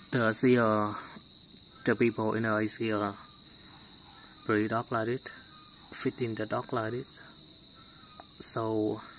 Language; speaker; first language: English; non-native, learner; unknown